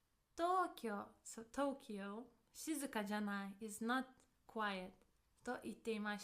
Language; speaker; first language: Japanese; non-native, fluent; English